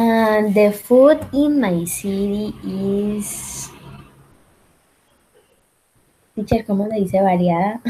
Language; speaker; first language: English; non-native, learner; Spanish